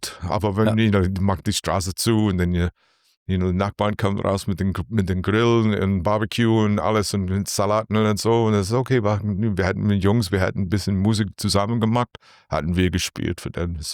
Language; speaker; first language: German; non-native, learner; English